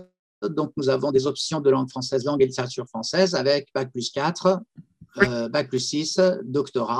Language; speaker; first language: French; non-native, fluent; Persian